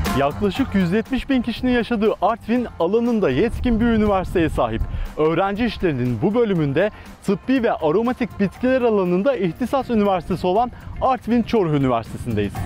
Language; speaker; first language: Turkish; native; Turkish